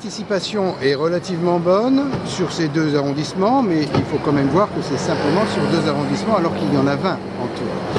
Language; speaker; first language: French; native; French